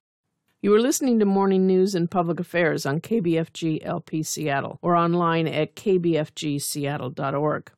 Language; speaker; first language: English; native; English